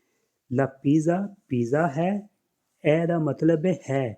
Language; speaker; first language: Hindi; non-native, local second language; Punjabi